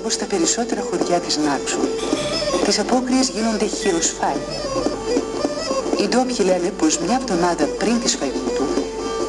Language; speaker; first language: Greek; native; Greek